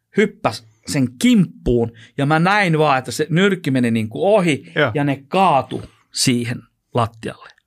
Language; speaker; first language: Finnish; non-native, local second language; Swedish